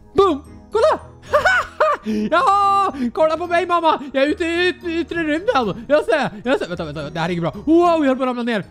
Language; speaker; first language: Swedish; native; Swedish